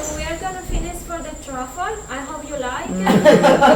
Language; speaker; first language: English; non-native, learner; French